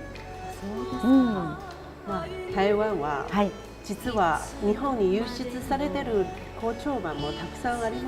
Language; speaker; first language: Japanese; non-native, fluent; Chinese